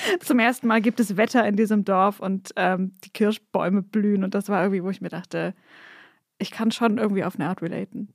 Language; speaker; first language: German; native; German